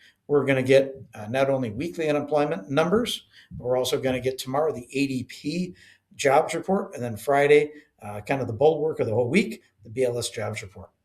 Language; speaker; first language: English; native; English